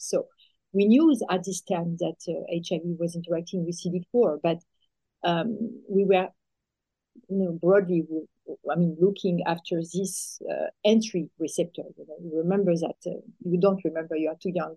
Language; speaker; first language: English; non-native, fluent; French